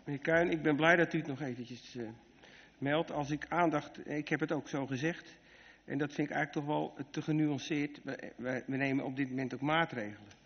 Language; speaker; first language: Dutch; native; Dutch